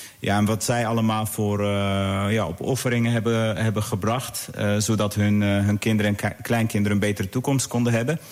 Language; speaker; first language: Dutch; early bilingual, other home language; Arabic